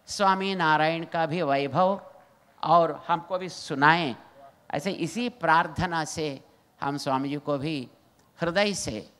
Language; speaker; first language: Hindi; non-native, local second language; Telugu